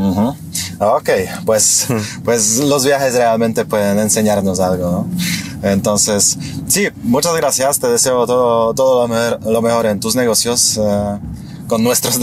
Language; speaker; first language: Spanish; non-native, fluent; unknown